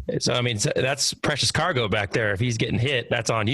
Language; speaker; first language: English; native; English